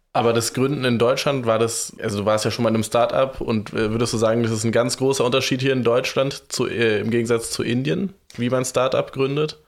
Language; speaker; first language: German; native; German